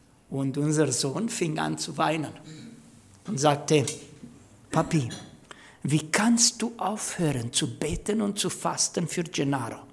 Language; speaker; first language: German; non-native, fluent; Romanian